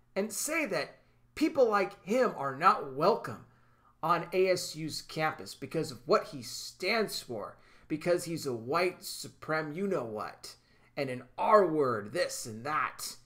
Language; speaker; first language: English; native; English